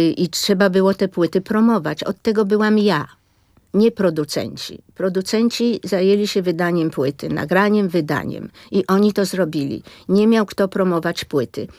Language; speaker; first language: Polish; native; Polish